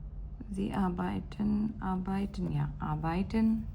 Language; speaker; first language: German; non-native, learner; Gujarati